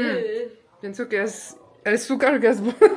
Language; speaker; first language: Spanish; non-native, learner; French